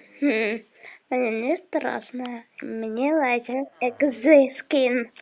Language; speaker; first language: Russian; non-native, local second language; Ukrainian